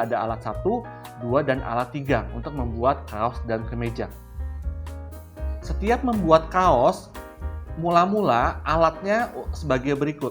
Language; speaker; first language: Indonesian; native; Indonesian